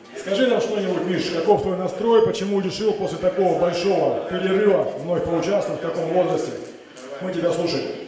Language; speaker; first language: Russian; native; Russian